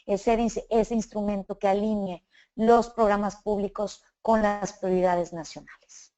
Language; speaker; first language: Spanish; native; Spanish